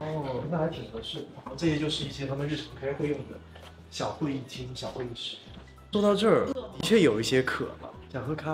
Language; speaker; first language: Chinese; native; Chinese